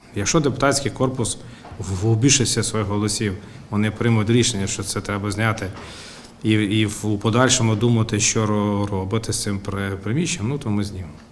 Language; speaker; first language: Ukrainian; native; Ukrainian